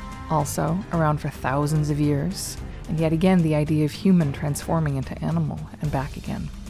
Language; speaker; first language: English; native; English